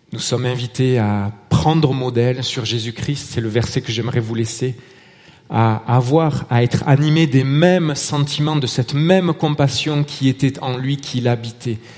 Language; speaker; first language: French; native; French